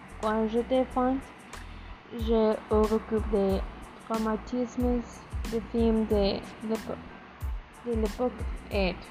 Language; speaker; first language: French; non-native, learner; Spanish